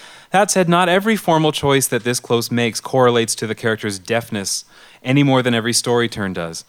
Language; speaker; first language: English; native; English